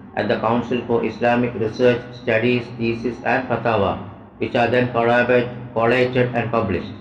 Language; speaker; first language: English; non-native, local second language; Malayalam